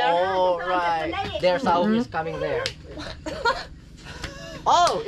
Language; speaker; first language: English; non-native, learner; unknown